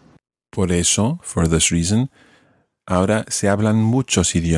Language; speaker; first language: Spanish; non-native, fluent; English